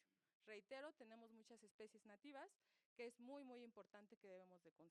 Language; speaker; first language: Spanish; native; Spanish